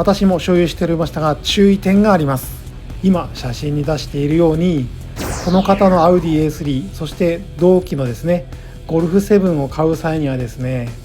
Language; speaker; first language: Japanese; native; Japanese